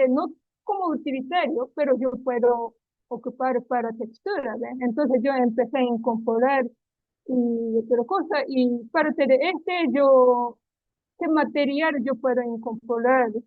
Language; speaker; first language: Spanish; non-native, learner; Japanese